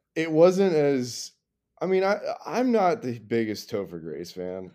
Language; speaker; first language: English; native; English